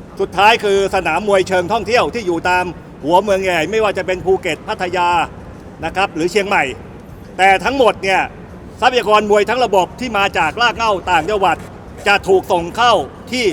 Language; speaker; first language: Thai; native; Thai